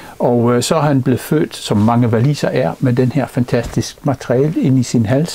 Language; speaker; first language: Danish; non-native, fluent; English